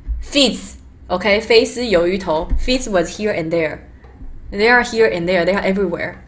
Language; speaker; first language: English; early bilingual, other home language; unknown